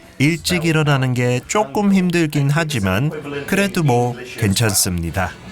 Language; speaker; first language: Korean; early bilingual, heritage; Korean